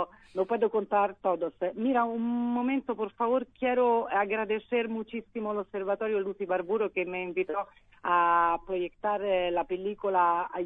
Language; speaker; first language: Spanish; non-native, learner; Italian